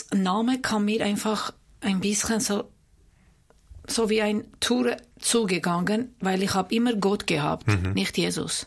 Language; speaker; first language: German; non-native, fluent; Armenian